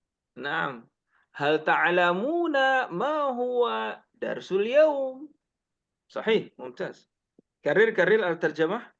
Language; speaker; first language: Arabic; non-native, fluent; Indonesian